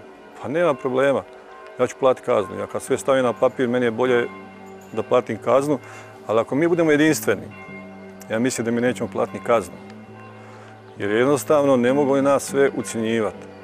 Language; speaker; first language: Croatian; native; Croatian